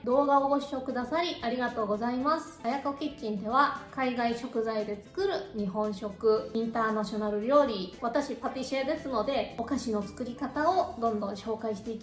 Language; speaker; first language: Japanese; native; Japanese